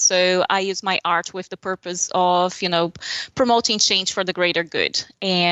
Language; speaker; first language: English; non-native, fluent; Portuguese